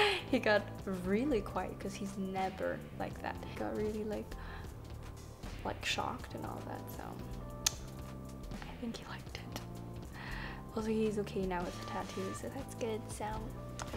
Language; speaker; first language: English; non-native, local second language; German